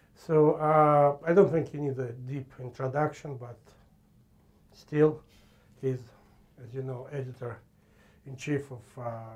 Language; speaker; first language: English; non-native, fluent; Russian